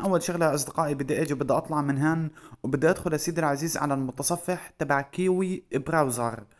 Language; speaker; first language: Arabic; native; Arabic